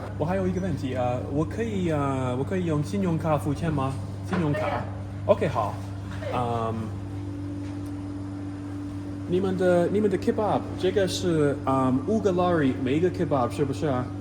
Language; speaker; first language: Chinese; non-native, learner; English